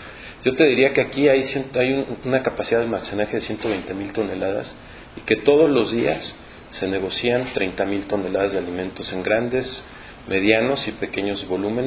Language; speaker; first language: Spanish; native; Spanish